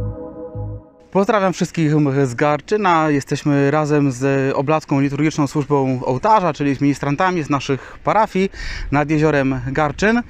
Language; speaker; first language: Polish; native; Polish